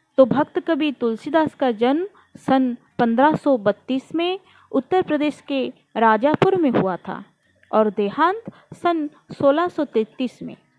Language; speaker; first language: Hindi; non-native, local second language; Odia